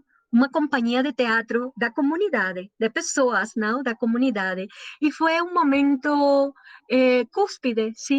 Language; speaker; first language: Portuguese; non-native, learner; Spanish